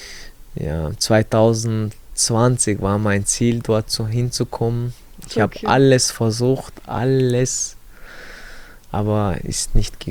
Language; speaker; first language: German; non-native, learner; Chechen